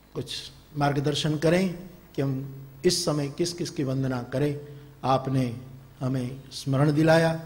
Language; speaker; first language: Hindi; non-native, local second language; Gujarati